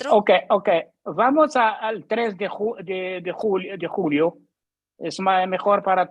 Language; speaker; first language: Spanish; non-native, learner; French